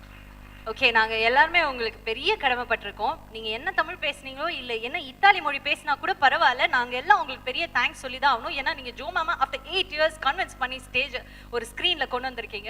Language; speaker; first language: Tamil; native; Tamil